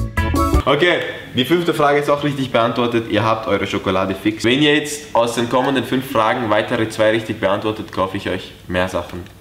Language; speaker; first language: German; native; German